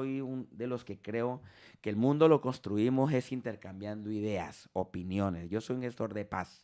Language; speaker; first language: Spanish; native; Spanish